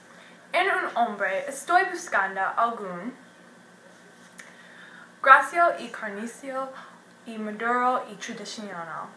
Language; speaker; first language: Spanish; non-native, learner; English